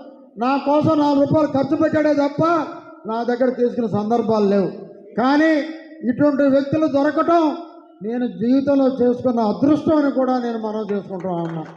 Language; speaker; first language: Telugu; native; Telugu